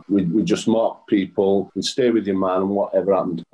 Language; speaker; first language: English; native; English